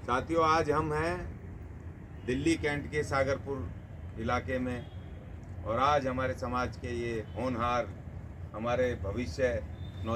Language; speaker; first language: Hindi; native; Hindi